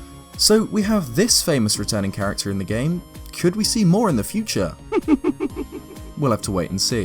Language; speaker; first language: English; native; English